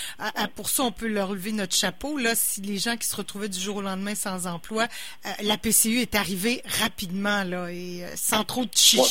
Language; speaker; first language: French; native; French